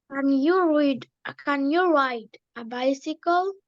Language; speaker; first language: English; non-native, learner; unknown